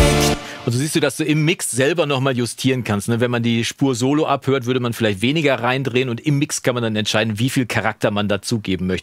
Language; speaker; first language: German; native; German